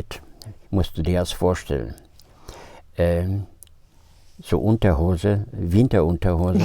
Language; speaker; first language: German; non-native, fluent; Polish